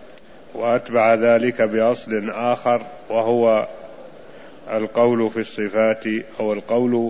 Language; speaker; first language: Arabic; native; Arabic